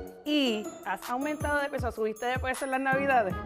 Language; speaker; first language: Spanish; native; Spanish